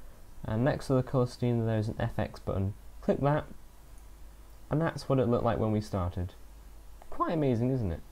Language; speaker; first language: English; native; English